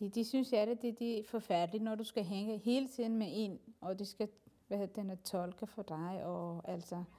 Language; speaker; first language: Danish; non-native, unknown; Somali